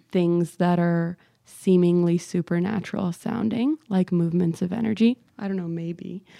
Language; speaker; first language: English; native; English